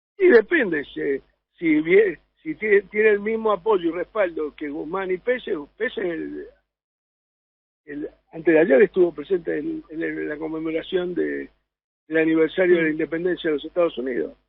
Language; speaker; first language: Spanish; native; Spanish